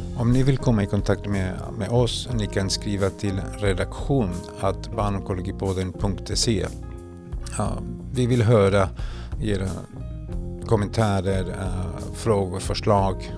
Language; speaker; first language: Swedish; non-native, fluent; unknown